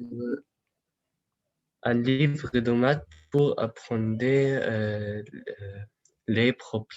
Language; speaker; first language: French; non-native, learner; Arabic